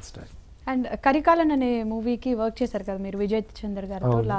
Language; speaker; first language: Telugu; native; Telugu